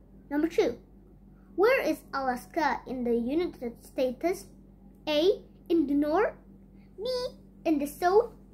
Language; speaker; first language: English; non-native, learner; Indonesian